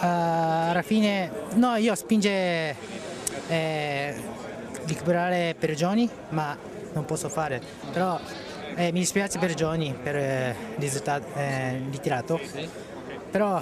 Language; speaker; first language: Italian; non-native, learner; Japanese